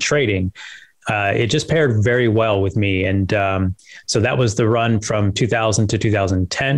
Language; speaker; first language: English; native; English